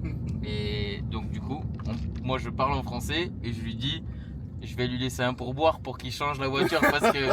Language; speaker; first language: French; native; French